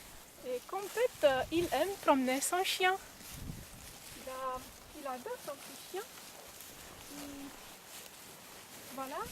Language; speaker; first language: French; non-native, fluent; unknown